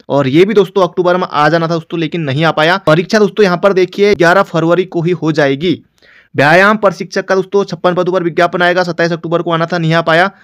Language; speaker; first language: Hindi; native; Hindi